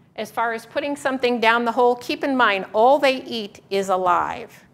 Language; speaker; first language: English; native; English